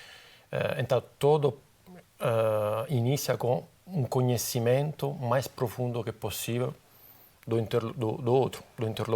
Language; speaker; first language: Portuguese; non-native, fluent; Italian